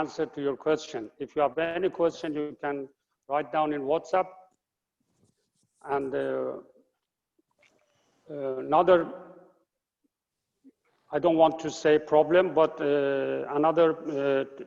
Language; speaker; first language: English; non-native, fluent; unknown